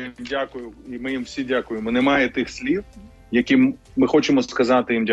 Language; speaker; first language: Ukrainian; native; Ukrainian